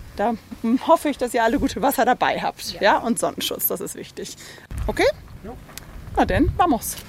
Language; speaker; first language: German; native; German